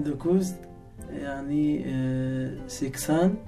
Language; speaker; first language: Turkish; non-native, learner; Arabic